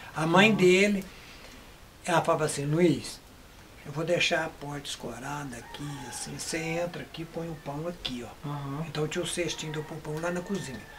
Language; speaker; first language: Portuguese; native; Portuguese